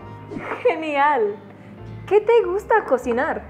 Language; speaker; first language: Spanish; non-native, learner; English